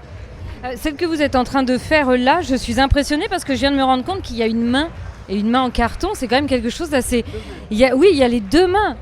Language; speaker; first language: French; native; French